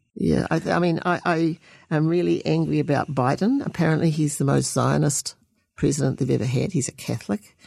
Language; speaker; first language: English; native; English